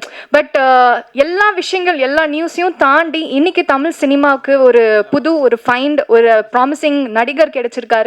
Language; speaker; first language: Tamil; native; Tamil